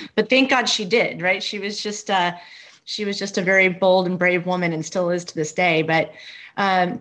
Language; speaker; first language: English; native; English